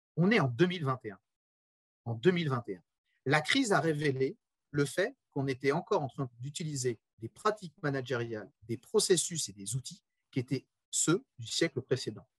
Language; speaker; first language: French; native; French